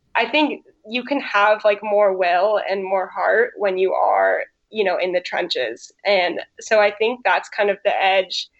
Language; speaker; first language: English; native; English